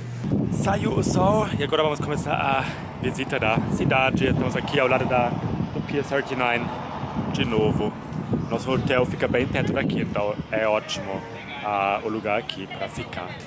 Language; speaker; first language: Portuguese; non-native, fluent; German